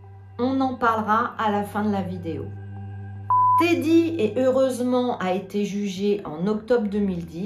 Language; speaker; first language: French; native; French